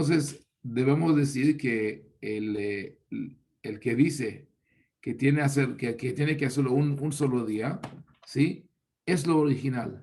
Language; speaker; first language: Spanish; non-native, fluent; Hebrew